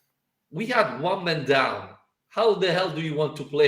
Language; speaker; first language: English; non-native, fluent; Italian